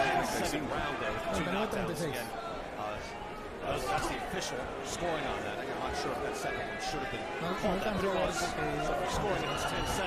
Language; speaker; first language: English; native; English